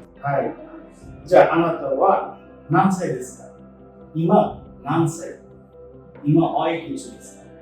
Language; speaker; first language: Japanese; non-native, learner; Bangla